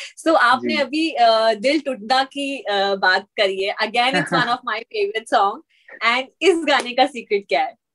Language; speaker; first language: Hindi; native; Hindi